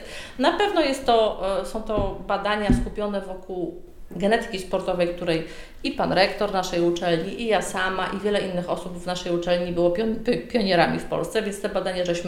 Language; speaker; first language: Polish; native; Polish